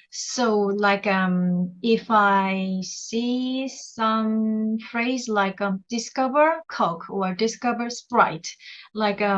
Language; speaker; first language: English; non-native, learner; Korean